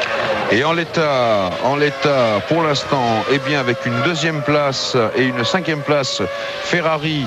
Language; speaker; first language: French; native; French